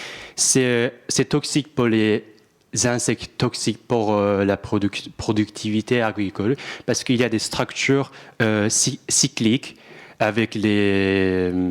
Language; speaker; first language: French; non-native, fluent; Japanese